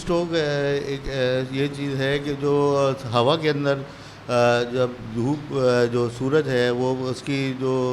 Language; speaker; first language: Urdu; native; Urdu